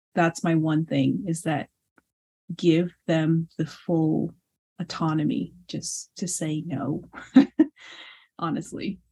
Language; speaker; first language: English; early bilingual, other home language; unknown